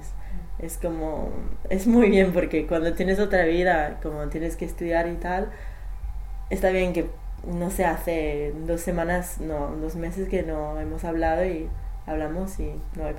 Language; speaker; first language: Spanish; non-native, learner; English